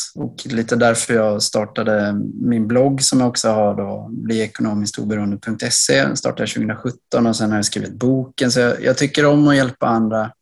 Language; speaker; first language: Swedish; native; Swedish